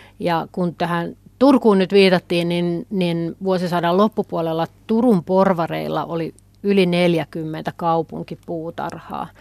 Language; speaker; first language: Finnish; native; Finnish